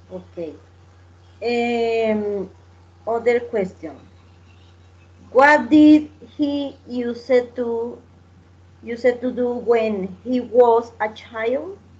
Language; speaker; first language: English; non-native, learner; Spanish